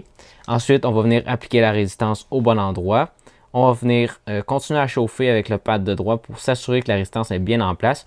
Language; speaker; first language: French; native; French